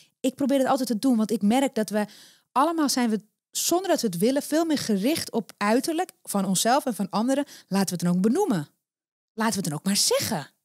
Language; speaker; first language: Dutch; native; Dutch